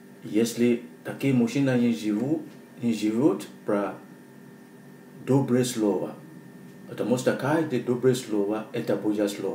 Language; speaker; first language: Russian; non-native, learner; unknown